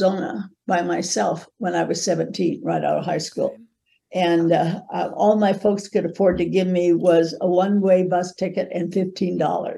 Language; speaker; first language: English; native; English